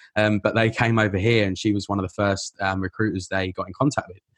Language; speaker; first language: English; native; English